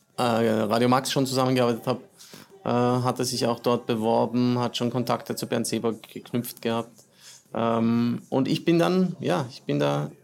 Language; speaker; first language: German; native; German